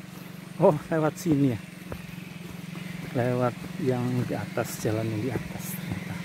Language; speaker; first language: Indonesian; native; Indonesian